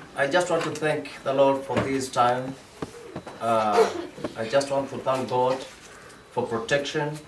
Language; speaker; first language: English; non-native, local second language; Swahili